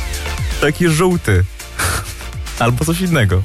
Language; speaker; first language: Polish; native; Polish